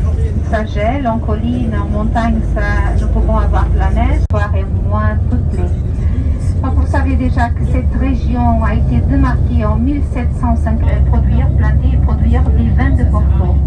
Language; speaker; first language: French; non-native, fluent; Portuguese